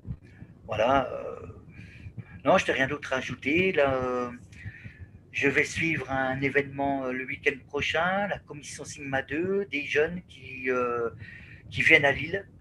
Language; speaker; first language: French; native; French